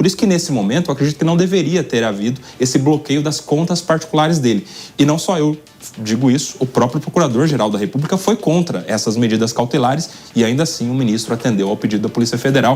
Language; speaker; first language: Portuguese; native; Portuguese